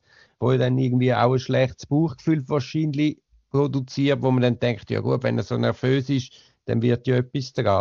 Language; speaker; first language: German; native; German